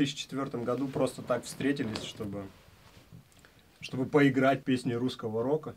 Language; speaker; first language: Russian; native; Russian